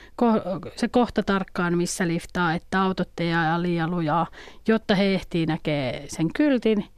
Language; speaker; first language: Finnish; native; Finnish